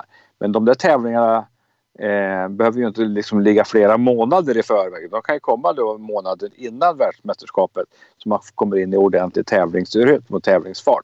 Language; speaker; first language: Swedish; native; Swedish